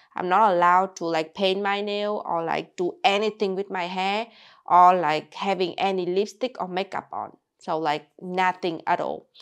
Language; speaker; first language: English; non-native, fluent; Vietnamese